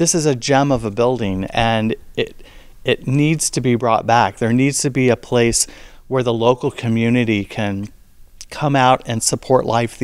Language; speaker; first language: English; native; English